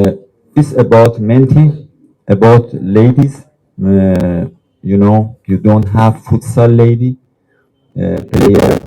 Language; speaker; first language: English; non-native, learner; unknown